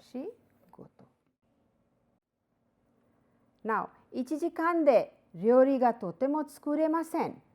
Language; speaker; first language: Japanese; non-native, fluent; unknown